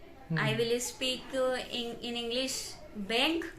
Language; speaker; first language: English; non-native, learner; Hindi